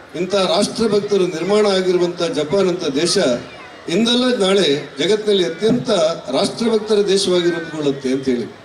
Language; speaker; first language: Kannada; native; Kannada